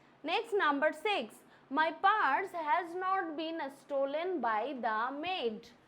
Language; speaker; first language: English; non-native, local second language; Bangla